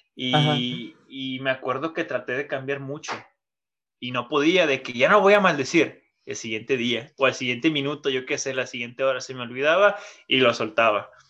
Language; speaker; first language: Spanish; native; Spanish